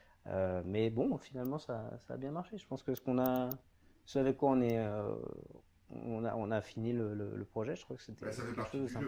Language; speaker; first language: French; native; French